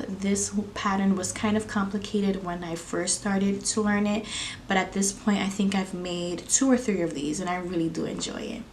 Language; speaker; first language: English; native; English